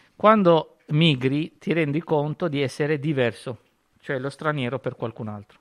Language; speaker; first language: Italian; non-native, fluent; Tigrinya